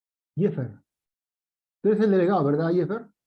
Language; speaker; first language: Spanish; native; Spanish